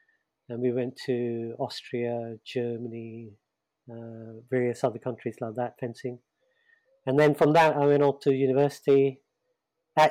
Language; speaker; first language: English; native; English